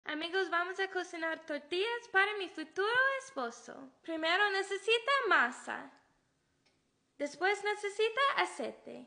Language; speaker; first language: Spanish; non-native, learner; English